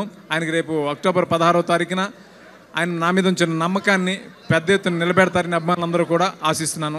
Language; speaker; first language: Telugu; native; Telugu